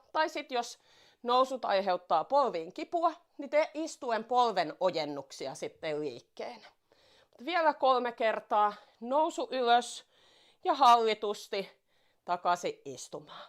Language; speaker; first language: Finnish; native; Finnish